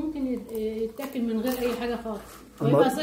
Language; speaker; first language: Arabic; native; Arabic